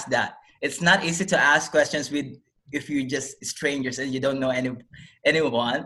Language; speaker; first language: English; non-native, local second language; Filipino